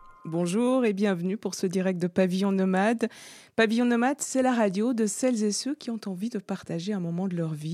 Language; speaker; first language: French; native; French